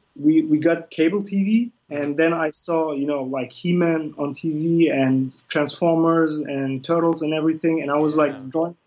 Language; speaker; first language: English; early bilingual, other home language; Kurdish